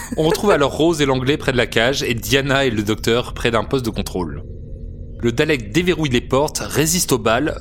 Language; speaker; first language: French; native; French